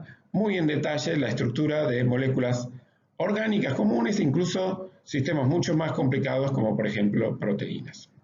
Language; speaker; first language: Spanish; native; Spanish